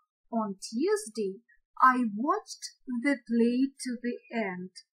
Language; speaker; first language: English; non-native, fluent; Ukrainian